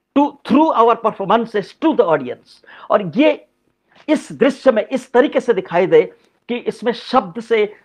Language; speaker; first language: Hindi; non-native, local second language; Odia